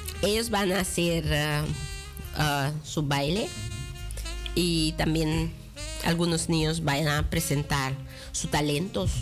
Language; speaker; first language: Spanish; non-native, local second language; Dutch